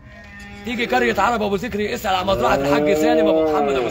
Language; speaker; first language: Arabic; native; Arabic